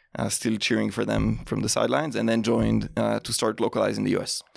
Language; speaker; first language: English; non-native, fluent; Hebrew